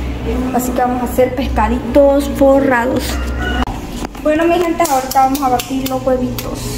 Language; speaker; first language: Spanish; native; Spanish